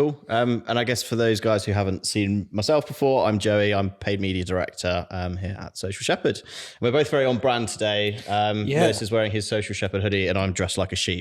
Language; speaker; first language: English; native; English